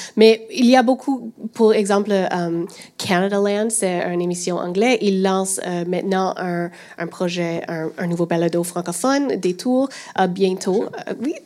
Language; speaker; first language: French; non-native, fluent; English